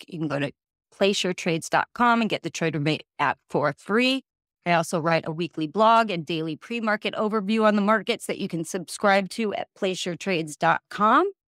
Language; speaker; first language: English; native; English